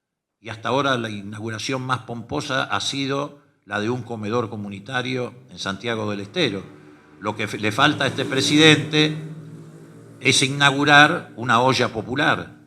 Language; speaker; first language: Spanish; native; Spanish